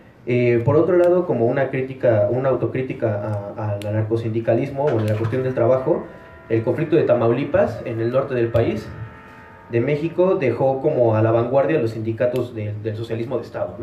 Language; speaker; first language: Spanish; native; Spanish